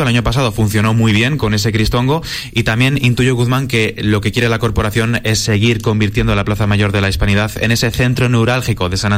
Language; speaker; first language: Spanish; native; Spanish